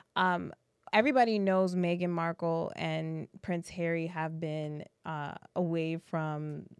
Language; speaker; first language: English; early bilingual, other home language; French